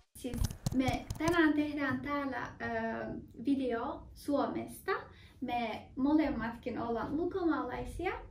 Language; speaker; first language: Finnish; non-native, fluent; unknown